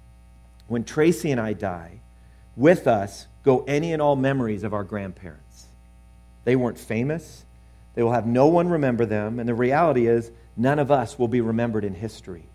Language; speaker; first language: English; native; English